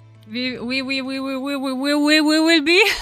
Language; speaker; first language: English; non-native, learner; Polish